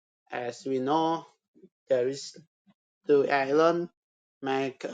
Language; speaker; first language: English; non-native, learner; Indonesian